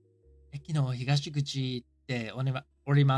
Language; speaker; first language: Japanese; non-native, learner; English